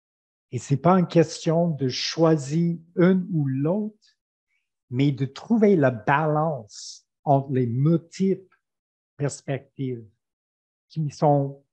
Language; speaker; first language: French; non-native, fluent; English